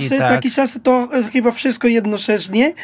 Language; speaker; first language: Polish; non-native, learner; Spanish